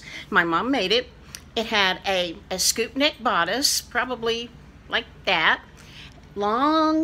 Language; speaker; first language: English; native; English